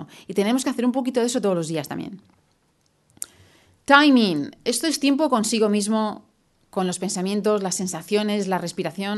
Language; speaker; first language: Spanish; native; Spanish